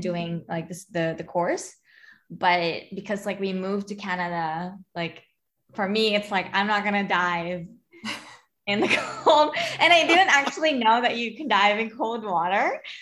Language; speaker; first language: English; non-native, local second language; Filipino